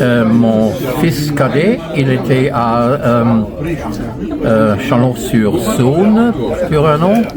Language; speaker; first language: French; non-native, fluent; German